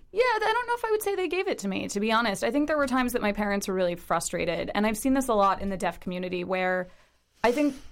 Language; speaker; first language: English; early bilingual, other home language; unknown